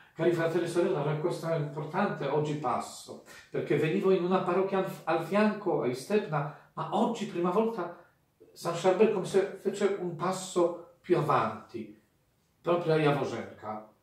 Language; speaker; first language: Italian; non-native, fluent; Polish